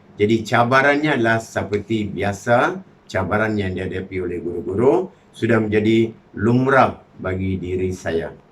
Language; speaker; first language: Malay; non-native, local second language; Tamil